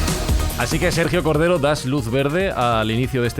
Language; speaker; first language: Spanish; native; Spanish